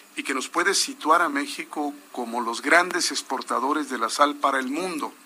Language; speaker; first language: Spanish; native; Spanish